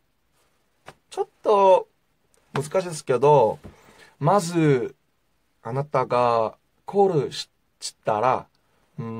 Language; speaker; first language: Japanese; non-native, learner; Korean